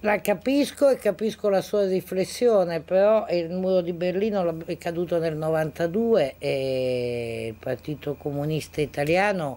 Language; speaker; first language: Italian; native; Italian